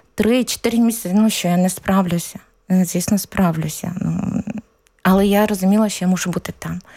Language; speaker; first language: Ukrainian; native; Ukrainian